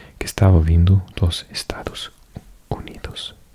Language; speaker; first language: Portuguese; non-native, learner; English